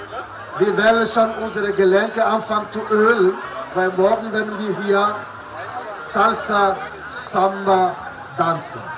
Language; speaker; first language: German; non-native, learner; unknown